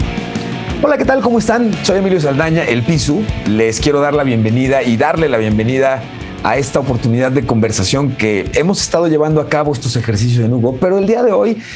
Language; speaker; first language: Spanish; native; Spanish